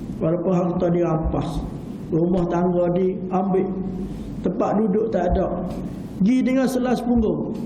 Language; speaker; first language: Malay; early bilingual, heritage; Malay